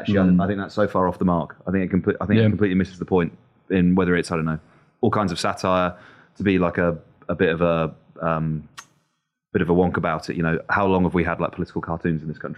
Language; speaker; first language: English; native; English